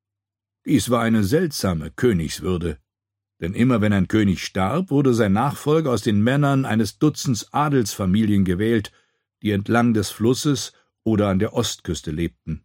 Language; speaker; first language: German; native; German